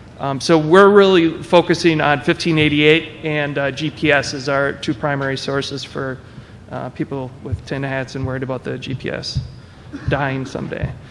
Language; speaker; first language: English; native; English